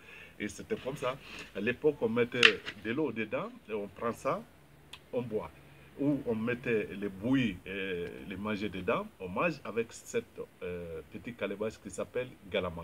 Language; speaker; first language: French; non-native, local second language; Bambara